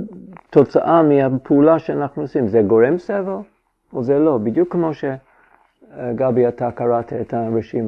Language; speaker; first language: Hebrew; non-native, fluent; English